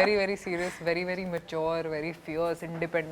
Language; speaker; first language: Telugu; non-native, fluent; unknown